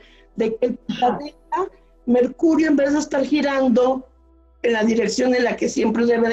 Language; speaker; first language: Spanish; native; Spanish